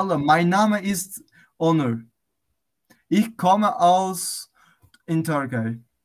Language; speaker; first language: German; non-native, learner; Turkish